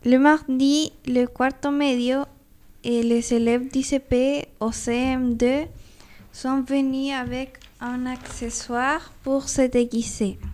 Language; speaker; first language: French; non-native, learner; Spanish